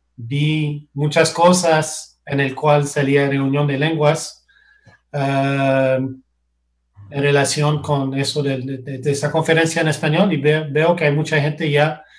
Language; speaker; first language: Spanish; non-native, fluent; English